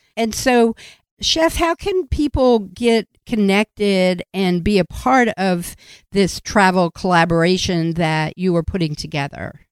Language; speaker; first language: English; native; English